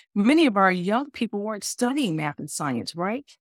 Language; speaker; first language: English; native; English